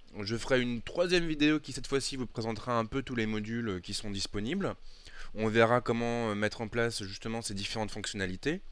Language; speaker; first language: French; native; French